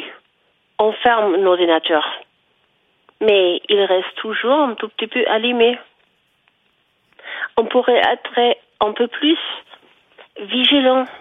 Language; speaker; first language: French; non-native, fluent; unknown